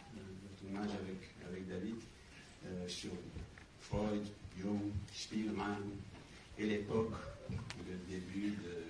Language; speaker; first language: French; non-native, fluent; English